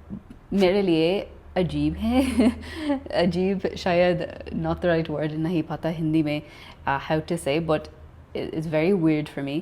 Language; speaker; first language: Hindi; non-native, learner; English